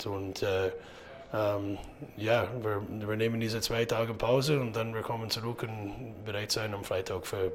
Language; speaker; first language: German; non-native, learner; English